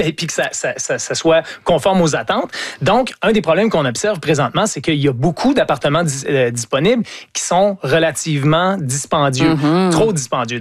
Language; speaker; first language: French; native; French